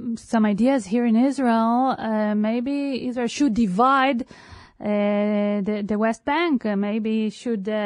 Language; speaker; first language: English; non-native, fluent; Hebrew